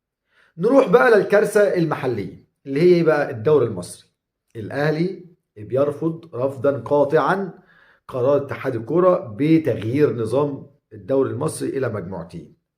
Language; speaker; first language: Arabic; native; Arabic